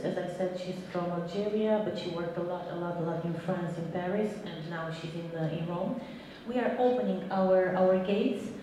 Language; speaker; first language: English; non-native, fluent; Romanian